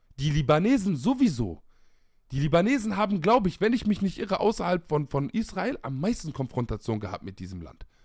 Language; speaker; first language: German; early bilingual, other home language; Arabic